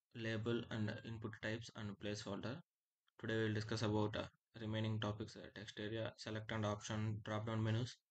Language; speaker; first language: English; non-native, local second language; Telugu